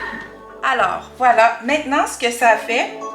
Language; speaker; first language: French; native; French